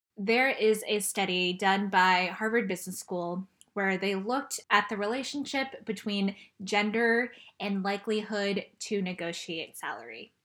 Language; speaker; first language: English; early bilingual, other home language; Chinese